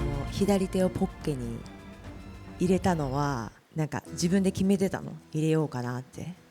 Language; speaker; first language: Japanese; native; Japanese